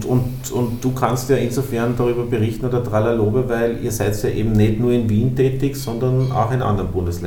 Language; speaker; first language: German; native; German